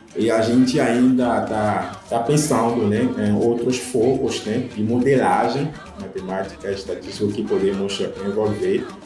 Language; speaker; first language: Portuguese; non-native, fluent; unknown